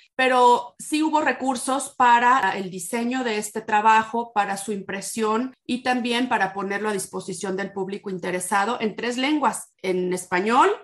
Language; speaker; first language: Spanish; native; Spanish